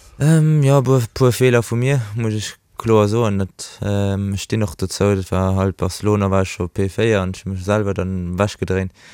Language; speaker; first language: Luxembourgish; early bilingual, other home language; Portuguese